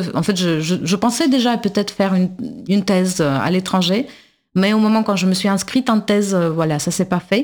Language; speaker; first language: French; non-native, fluent; Russian